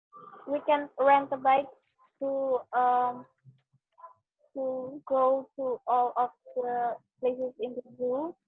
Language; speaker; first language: English; non-native, learner; Indonesian